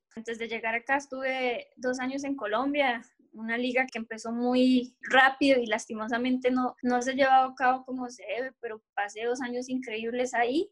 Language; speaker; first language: Spanish; native; Spanish